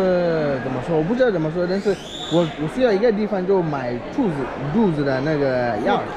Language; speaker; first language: Chinese; non-native, learner; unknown